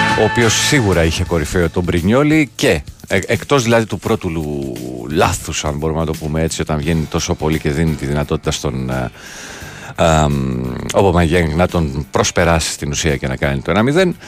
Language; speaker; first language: Greek; native; Greek